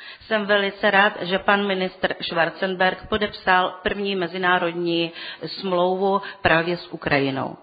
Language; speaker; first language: Czech; non-native, fluent; Ukrainian